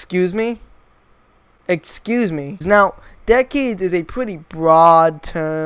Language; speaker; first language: English; native; English